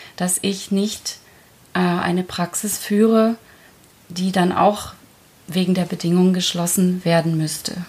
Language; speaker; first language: German; early bilingual, other home language; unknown